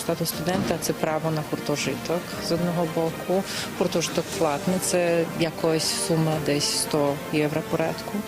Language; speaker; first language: Ukrainian; non-native, fluent; Polish